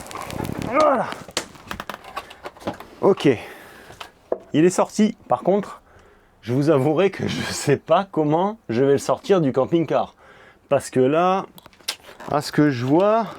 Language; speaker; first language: French; native; French